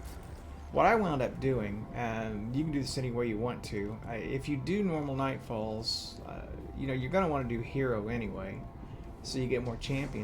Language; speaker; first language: English; native; English